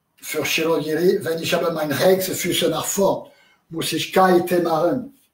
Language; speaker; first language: German; non-native, learner; French